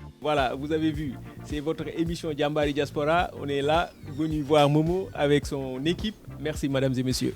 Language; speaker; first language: French; non-native, local second language; Wolof